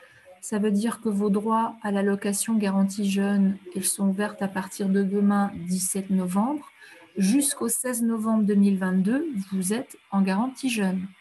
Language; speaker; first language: French; native; French